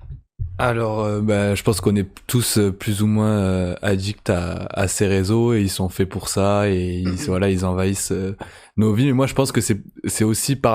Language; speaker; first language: French; native; French